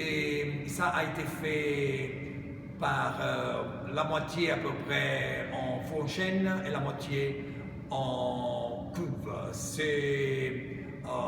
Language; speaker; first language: French; non-native, fluent; Italian